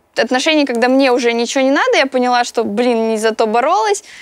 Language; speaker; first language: Russian; native; Russian